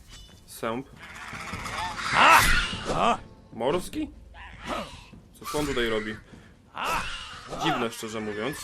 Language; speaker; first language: Polish; native; Polish